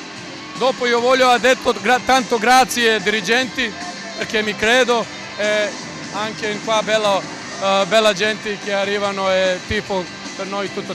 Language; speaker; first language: Italian; non-native, learner; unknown